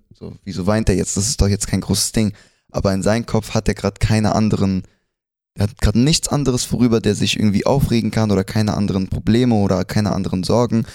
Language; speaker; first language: German; early bilingual, other home language; Spanish